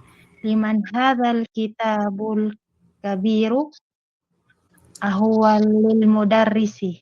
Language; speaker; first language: Arabic; non-native, learner; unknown